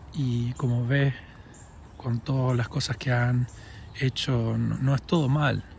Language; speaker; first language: Spanish; early bilingual, heritage; English